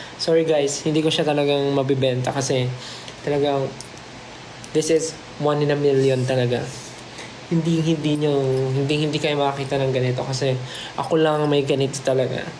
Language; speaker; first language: Filipino; native; Filipino